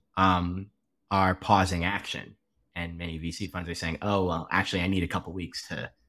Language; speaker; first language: English; native; English